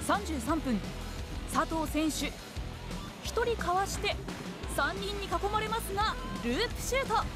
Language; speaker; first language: Japanese; native; Japanese